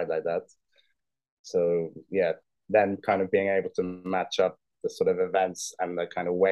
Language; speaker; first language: English; native; English